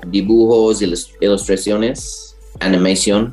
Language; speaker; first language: Spanish; non-native, learner; English